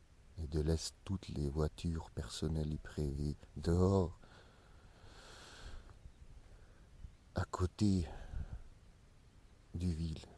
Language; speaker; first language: French; non-native, learner; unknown